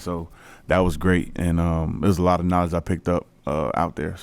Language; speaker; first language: English; native; English